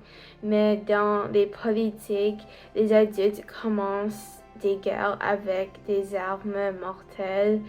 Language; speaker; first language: French; non-native, learner; English